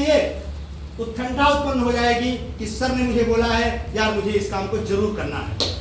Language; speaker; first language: Hindi; native; Hindi